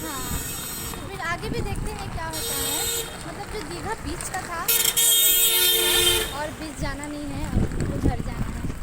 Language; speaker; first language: Hindi; native; Hindi